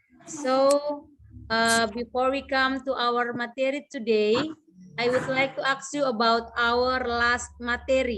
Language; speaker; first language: English; non-native, local second language; Indonesian